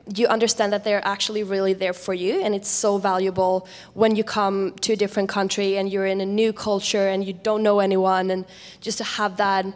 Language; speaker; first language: English; non-native, fluent; Swedish